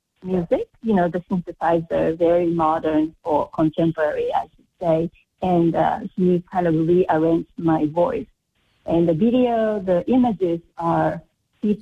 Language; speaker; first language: English; non-native, fluent; Japanese